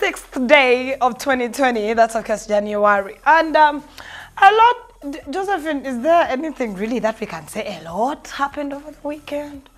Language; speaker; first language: English; non-native, local second language; Ganda